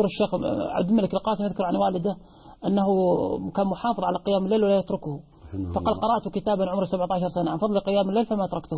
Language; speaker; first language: Arabic; native; Arabic